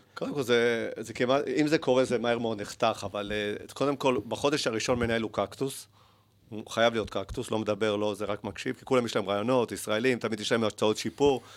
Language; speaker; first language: Hebrew; early bilingual, other home language; Spanish